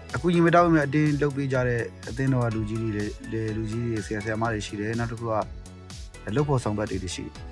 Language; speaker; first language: Burmese; native; Burmese